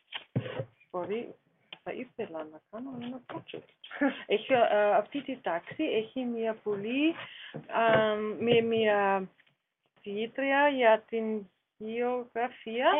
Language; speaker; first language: Greek; non-native, learner; German